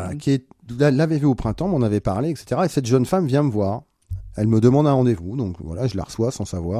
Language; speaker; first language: French; native; French